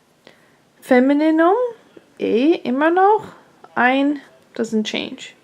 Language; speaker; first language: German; non-native, fluent; English